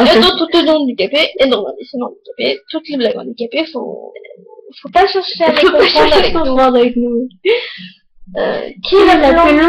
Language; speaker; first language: French; native; French